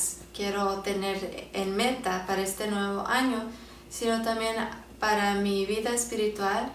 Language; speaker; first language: Spanish; early bilingual, heritage; Spanish